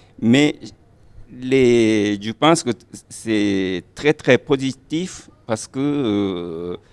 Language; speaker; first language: French; non-native, fluent; Japanese